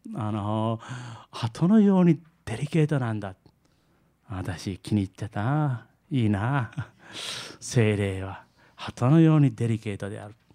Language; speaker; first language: Japanese; early bilingual, heritage; Japanese